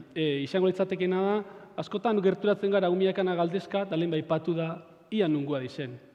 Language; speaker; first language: Basque; native; Basque